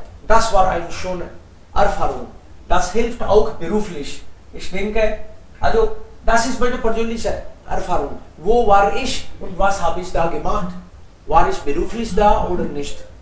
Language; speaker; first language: German; non-native, fluent; Hindi